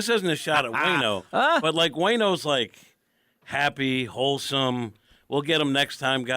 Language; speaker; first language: English; native; English